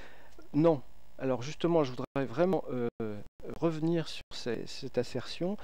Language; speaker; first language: French; native; French